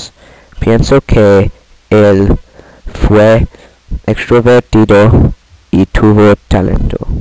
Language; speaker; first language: Spanish; non-native, learner; English